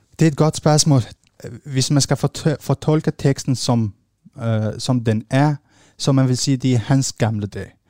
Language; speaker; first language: Danish; non-native, fluent; Arabic